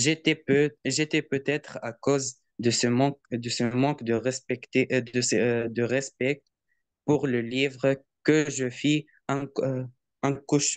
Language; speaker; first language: French; non-native, learner; Arabic